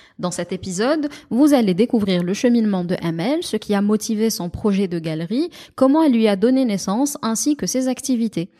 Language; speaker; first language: French; non-native, local second language; Arabic